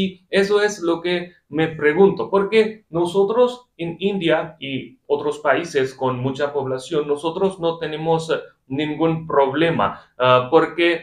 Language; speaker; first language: Spanish; non-native, fluent; Hindi